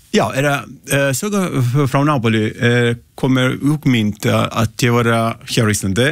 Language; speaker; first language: Icelandic; non-native, learner; Italian